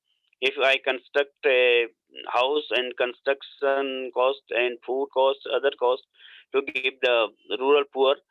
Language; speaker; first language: English; non-native, learner; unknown